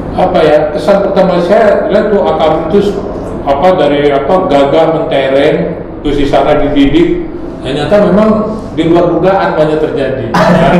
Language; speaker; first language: Indonesian; native; Indonesian